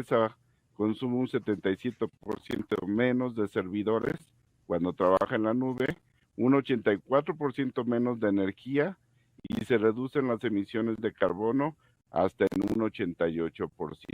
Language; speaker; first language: Spanish; native; Spanish